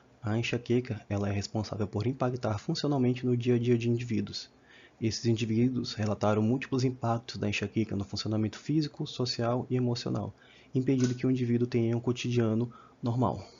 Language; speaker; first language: Portuguese; native; Portuguese